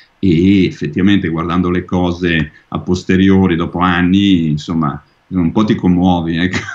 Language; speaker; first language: Italian; native; Italian